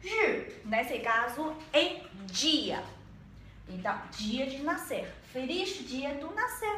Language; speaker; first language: Portuguese; non-native, learner; Chinese